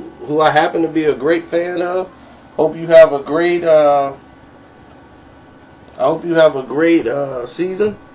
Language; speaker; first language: English; native; English